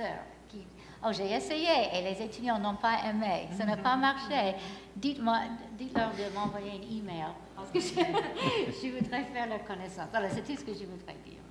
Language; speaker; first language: French; non-native, fluent; English